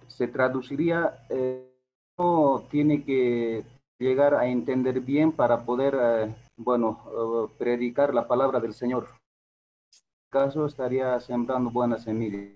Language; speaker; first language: Spanish; native; Spanish